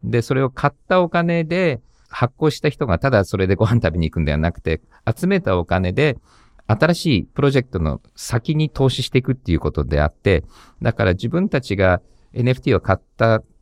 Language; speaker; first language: Japanese; early bilingual, heritage; Japanese